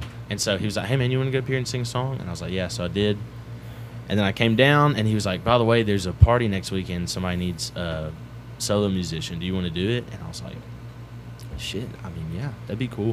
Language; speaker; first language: English; native; English